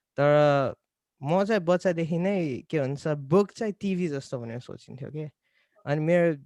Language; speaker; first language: Nepali; early bilingual, other home language; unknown